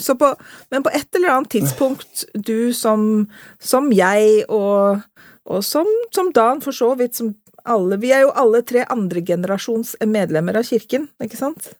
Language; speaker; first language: Norwegian; native; Norwegian